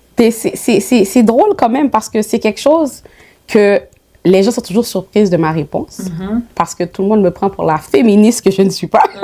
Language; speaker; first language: French; early bilingual, other home language; Haitian Creole